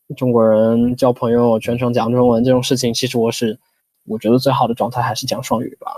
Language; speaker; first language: Chinese; non-native, fluent; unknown